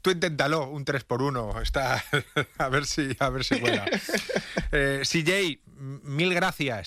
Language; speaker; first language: Spanish; native; Spanish